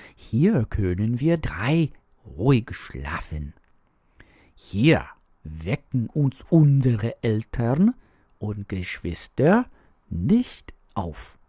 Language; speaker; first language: German; non-native, fluent; English